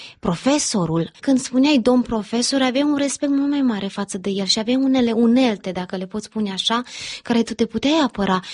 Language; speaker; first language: Romanian; early bilingual, heritage; Romanian